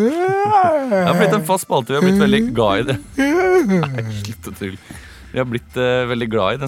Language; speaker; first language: Norwegian; native; Norwegian